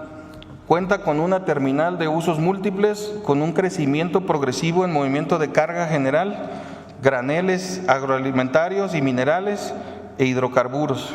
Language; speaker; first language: Spanish; native; Spanish